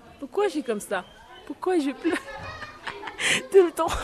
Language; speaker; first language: French; non-native, learner; Tibetan